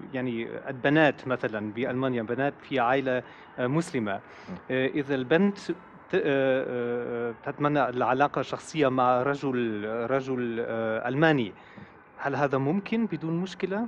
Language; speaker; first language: Arabic; non-native, fluent; German